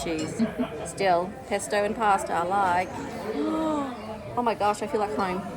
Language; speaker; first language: English; native; English